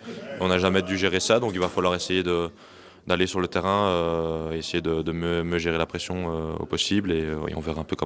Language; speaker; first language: French; native; French